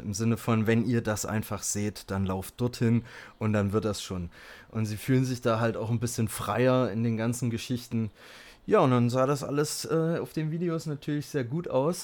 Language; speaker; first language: German; native; German